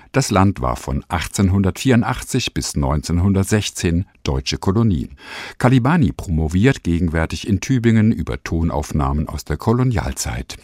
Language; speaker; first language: German; native; German